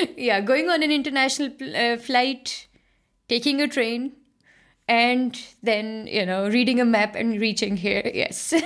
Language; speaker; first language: English; non-native, local second language; Punjabi